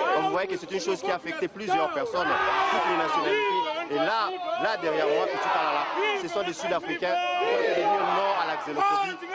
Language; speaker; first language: French; non-native, local second language; Lingala